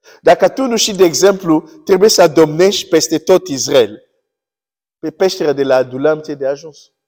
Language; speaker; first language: Romanian; early bilingual, heritage; Romanian